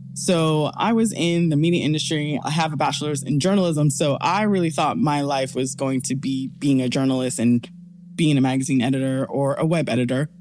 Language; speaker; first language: English; early bilingual, other home language; Yoruba